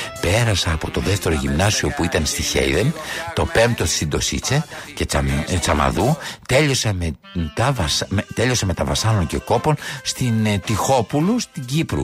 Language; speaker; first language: Greek; native; Greek